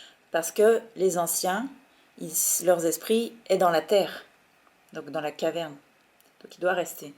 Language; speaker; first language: French; native; French